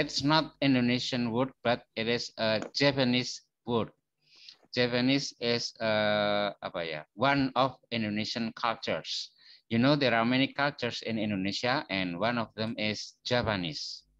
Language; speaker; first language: English; non-native, fluent; Indonesian